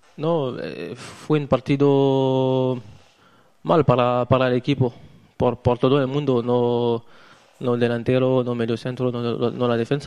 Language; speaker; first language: Spanish; non-native, learner; French